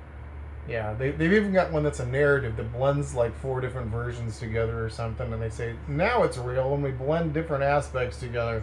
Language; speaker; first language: English; native; English